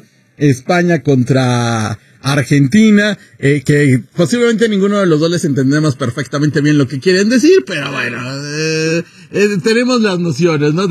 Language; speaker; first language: Spanish; native; Spanish